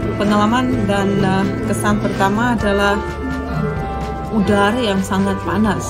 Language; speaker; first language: Indonesian; non-native, fluent; Russian